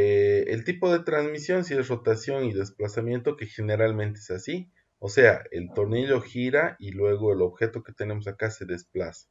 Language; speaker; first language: Spanish; native; Spanish